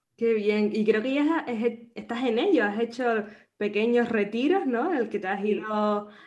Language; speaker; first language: Spanish; native; Spanish